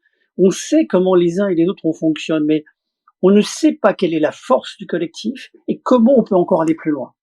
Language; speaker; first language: French; native; French